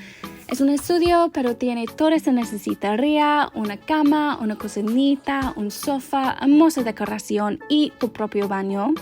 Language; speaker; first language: Spanish; non-native, learner; English